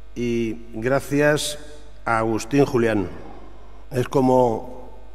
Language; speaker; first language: Spanish; native; Spanish